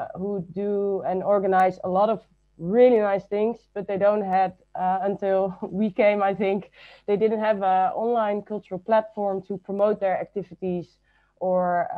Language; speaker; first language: English; non-native, fluent; Dutch